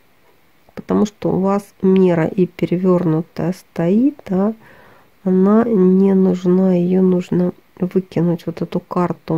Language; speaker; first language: Russian; native; Russian